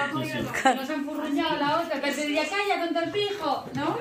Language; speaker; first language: Spanish; native; Spanish